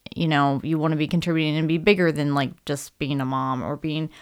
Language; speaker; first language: English; native; English